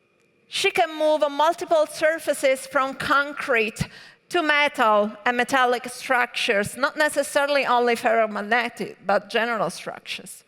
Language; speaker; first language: English; non-native, fluent; Italian